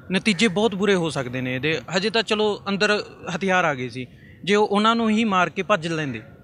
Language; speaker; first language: Punjabi; native; Punjabi